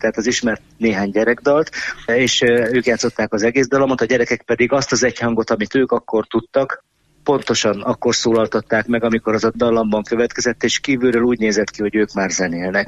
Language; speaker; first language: Hungarian; native; Hungarian